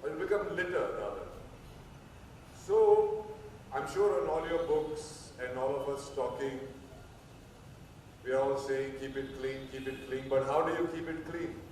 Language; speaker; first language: English; non-native, local second language; Hindi